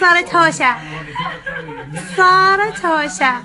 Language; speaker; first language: Arabic; native; Arabic